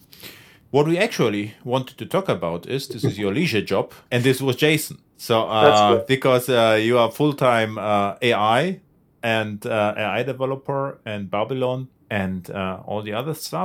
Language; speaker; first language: English; non-native, fluent; German